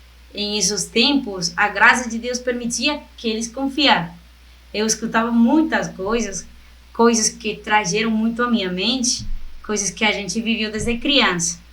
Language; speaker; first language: Portuguese; non-native, fluent; Spanish